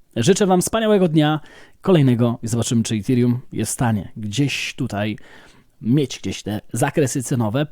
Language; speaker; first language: Polish; native; Polish